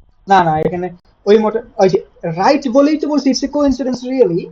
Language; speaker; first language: English; non-native, local second language; Bangla